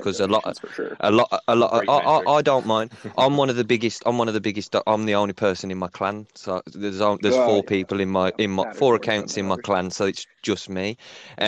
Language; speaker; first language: English; native; English